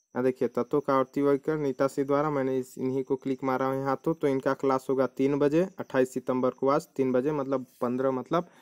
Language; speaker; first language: Hindi; native; Hindi